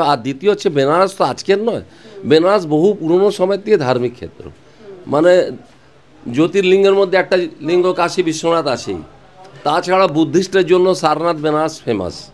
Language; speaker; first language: Bangla; non-native, local second language; Hindi